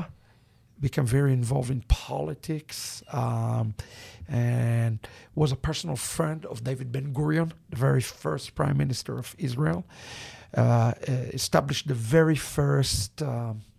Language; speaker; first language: English; non-native, fluent; Hebrew